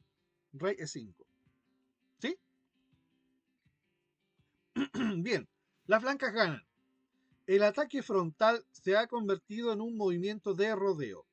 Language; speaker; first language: Spanish; native; Spanish